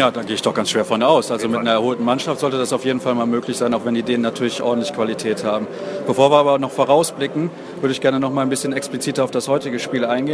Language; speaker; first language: German; native; German